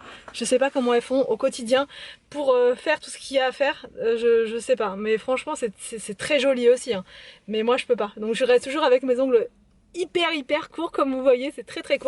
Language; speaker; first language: French; native; French